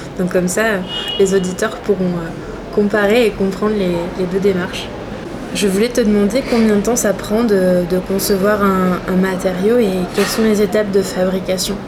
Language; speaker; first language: French; native; French